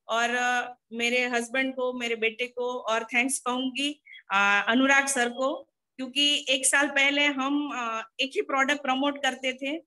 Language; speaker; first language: Hindi; non-native, local second language; Gujarati